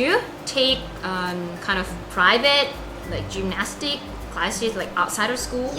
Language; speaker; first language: English; non-native, fluent; Japanese